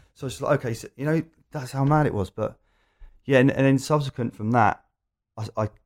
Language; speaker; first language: English; native; English